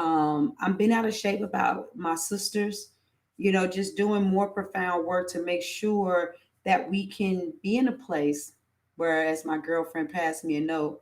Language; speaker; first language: English; native; English